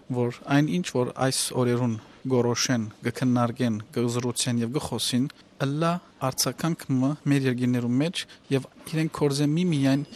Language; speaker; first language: Armenian; native; Armenian